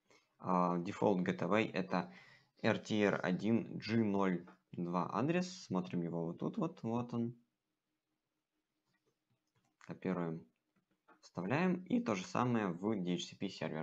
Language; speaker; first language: Russian; native; Russian